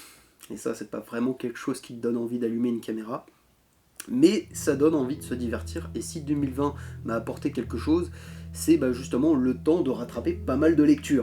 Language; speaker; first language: French; native; French